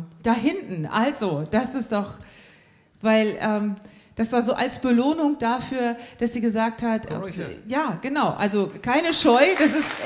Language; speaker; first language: German; native; German